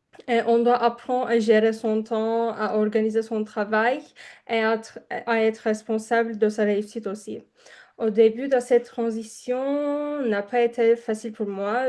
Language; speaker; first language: French; non-native, fluent; Turkish